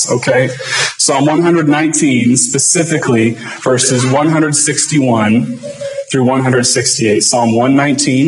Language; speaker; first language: English; native; English